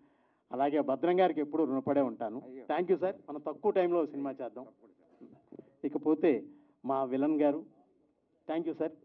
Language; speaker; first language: Telugu; native; Telugu